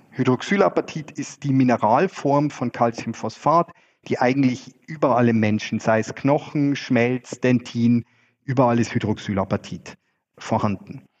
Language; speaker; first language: German; native; German